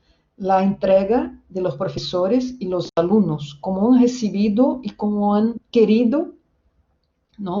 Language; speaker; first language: Spanish; non-native, fluent; Portuguese